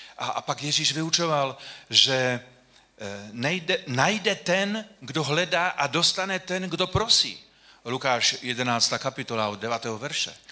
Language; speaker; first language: Czech; non-native, local second language; Polish